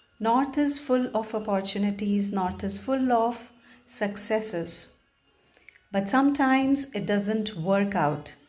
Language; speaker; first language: English; non-native, local second language; Punjabi